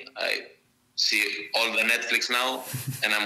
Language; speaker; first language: English; non-native, fluent; Greek